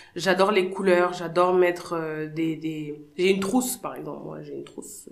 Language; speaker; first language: French; non-native, local second language; Wolof